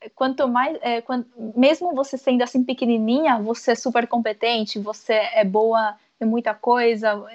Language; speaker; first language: Portuguese; early bilingual, other home language; Korean